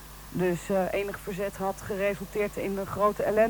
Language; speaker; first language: Dutch; native; Dutch